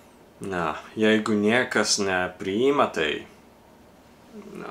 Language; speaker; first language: Lithuanian; non-native, fluent; Japanese